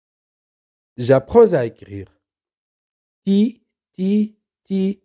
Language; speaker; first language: French; non-native, local second language; Arabic